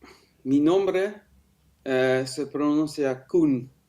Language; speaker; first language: Spanish; non-native, fluent; Dutch